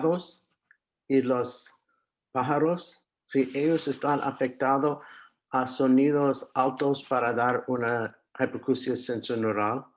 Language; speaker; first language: Spanish; non-native, fluent; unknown